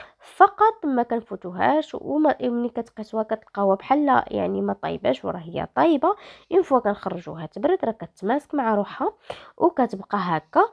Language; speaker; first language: Arabic; native; Arabic